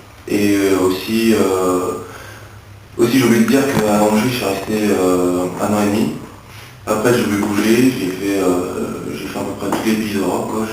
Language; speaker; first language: French; early bilingual, other home language; English